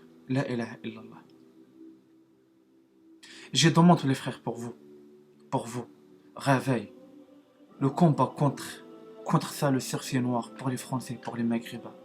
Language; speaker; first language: French; non-native, learner; Arabic